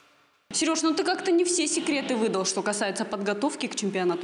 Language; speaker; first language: Russian; native; Russian